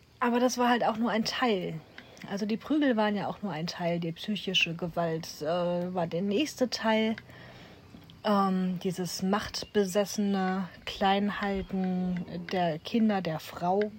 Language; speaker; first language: German; native; German